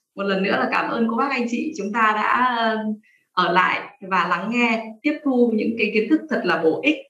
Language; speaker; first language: Vietnamese; native; Vietnamese